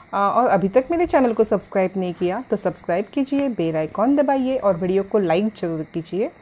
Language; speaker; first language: Hindi; non-native, local second language; Marathi